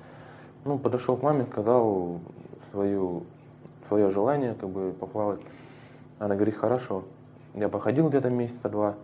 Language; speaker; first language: Russian; native; Russian